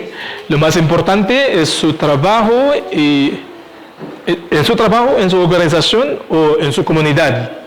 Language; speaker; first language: Spanish; non-native, fluent; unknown